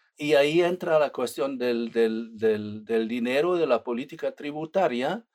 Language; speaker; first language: Spanish; non-native, fluent; German